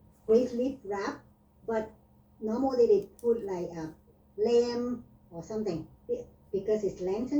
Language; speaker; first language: English; non-native, learner; Vietnamese